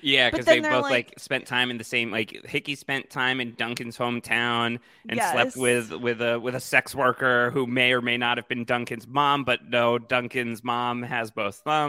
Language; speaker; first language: English; native; English